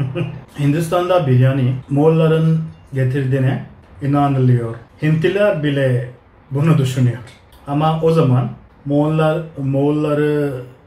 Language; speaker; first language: Turkish; non-native, learner; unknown